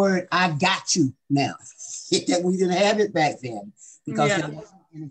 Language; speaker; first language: English; native; English